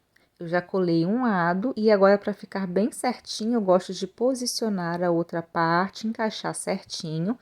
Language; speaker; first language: Portuguese; native; Portuguese